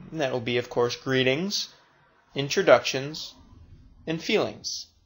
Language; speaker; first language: English; native; English